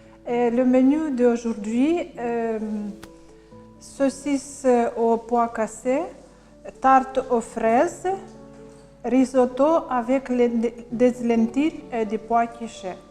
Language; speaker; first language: French; non-native, learner; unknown